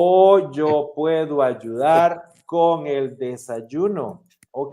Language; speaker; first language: Spanish; non-native, fluent; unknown